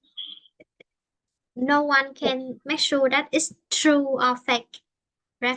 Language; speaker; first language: English; non-native, fluent; Vietnamese